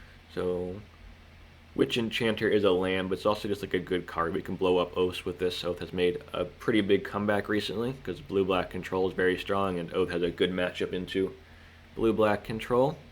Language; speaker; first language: English; native; English